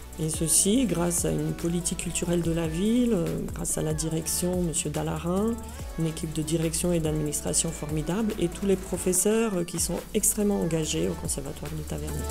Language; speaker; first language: French; non-native, fluent; Serbian